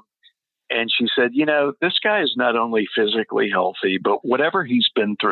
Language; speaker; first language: English; native; English